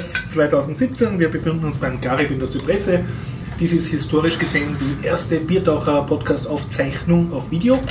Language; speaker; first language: German; native; German